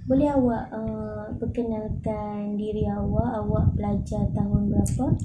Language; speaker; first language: Malay; native; Malay